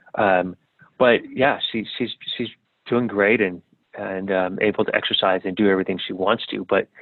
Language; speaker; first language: English; native; English